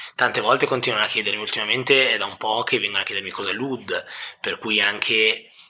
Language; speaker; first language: Italian; native; Italian